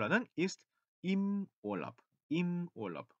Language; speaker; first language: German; non-native, fluent; Korean